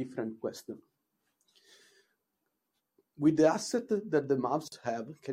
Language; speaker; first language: English; non-native, fluent; Italian